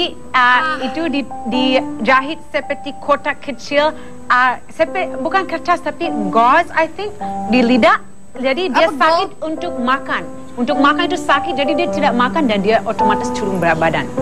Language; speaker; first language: Indonesian; non-native, fluent; English